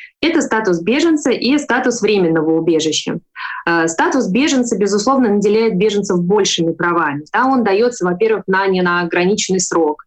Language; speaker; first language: Russian; native; Russian